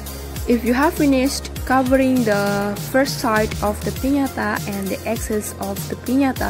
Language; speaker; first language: English; non-native, fluent; Indonesian